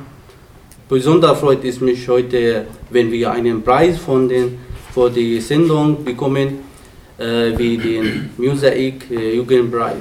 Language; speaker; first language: German; non-native, learner; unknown